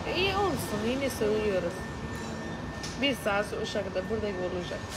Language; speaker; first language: Turkish; non-native, learner; Arabic